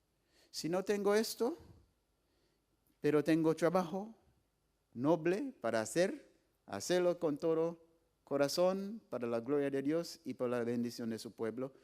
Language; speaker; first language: Spanish; non-native, fluent; English